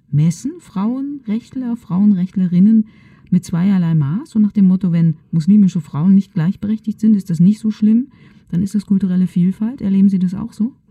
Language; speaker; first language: German; native; German